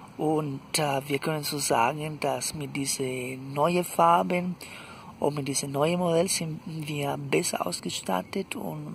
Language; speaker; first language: German; non-native, fluent; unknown